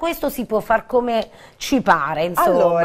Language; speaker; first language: Italian; native; Italian